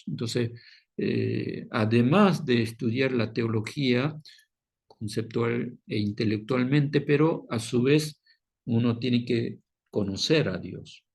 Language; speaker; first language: Spanish; non-native, fluent; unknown